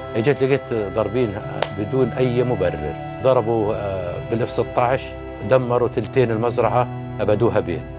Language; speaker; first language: Arabic; native; Arabic